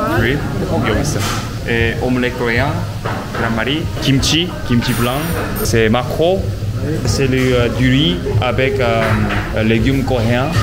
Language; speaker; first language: French; non-native, learner; Korean